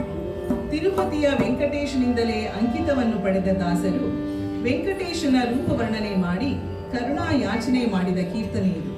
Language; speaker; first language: Kannada; native; Kannada